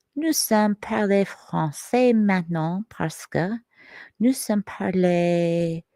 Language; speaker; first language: French; non-native, learner; Persian